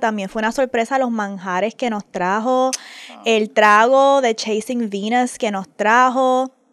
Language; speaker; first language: Spanish; early bilingual, heritage; Spanish